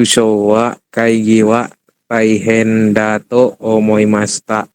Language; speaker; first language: Japanese; non-native, learner; Indonesian